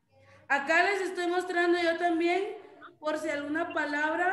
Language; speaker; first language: Spanish; native; Spanish